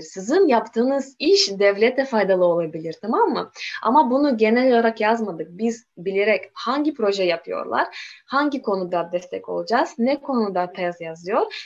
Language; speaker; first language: Turkish; non-native, learner; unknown